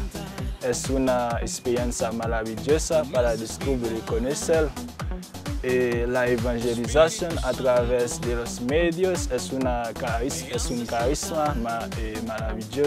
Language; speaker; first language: Spanish; non-native, fluent; Haitian Creole